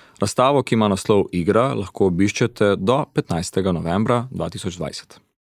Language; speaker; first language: Slovenian; early bilingual, heritage; Slovenian